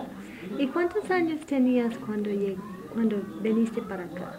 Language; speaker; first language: Spanish; non-native, fluent; English